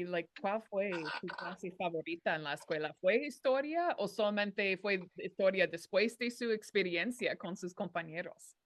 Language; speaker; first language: Spanish; non-native, fluent; English